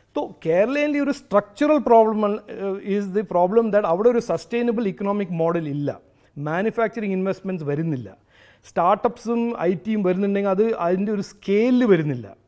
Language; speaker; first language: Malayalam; early bilingual, heritage; Malayalam